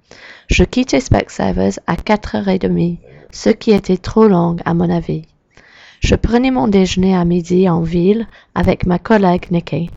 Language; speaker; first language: French; non-native, learner; English